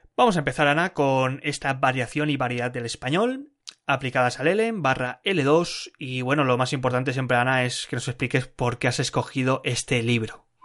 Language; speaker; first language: Spanish; native; Spanish